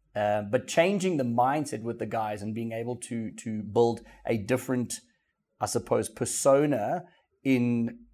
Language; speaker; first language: English; native; English